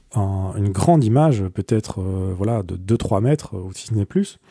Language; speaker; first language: French; native; French